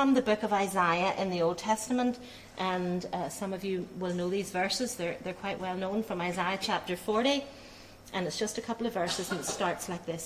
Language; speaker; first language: English; native; English